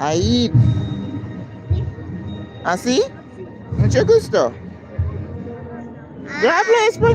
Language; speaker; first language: Spanish; non-native, learner; English